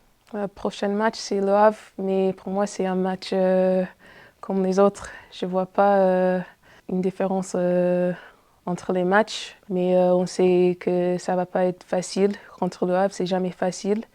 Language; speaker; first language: French; non-native, fluent; English